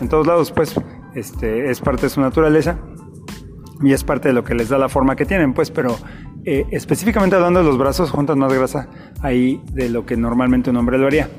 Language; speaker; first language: Spanish; native; Spanish